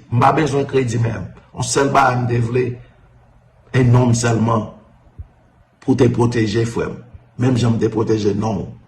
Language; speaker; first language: Haitian Creole; early bilingual, heritage; Haitian Creole